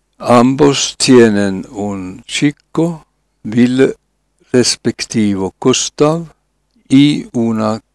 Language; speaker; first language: Spanish; non-native, learner; Finnish